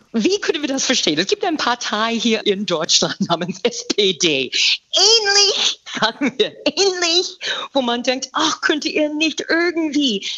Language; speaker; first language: German; non-native, fluent; English